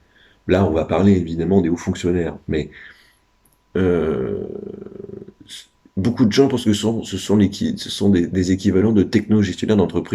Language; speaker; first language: French; native; French